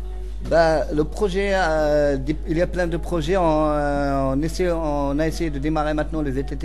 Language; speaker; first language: French; non-native, local second language; Central Atlas Tamazight